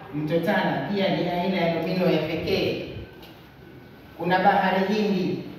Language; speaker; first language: Swahili; native; Swahili